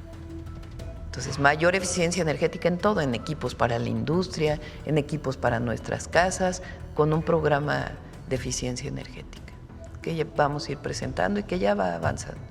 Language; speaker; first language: Spanish; native; Spanish